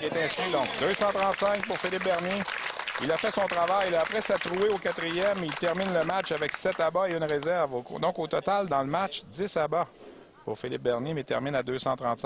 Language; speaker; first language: French; native; French